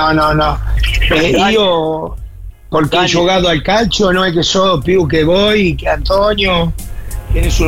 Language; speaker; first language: Italian; non-native, fluent; Spanish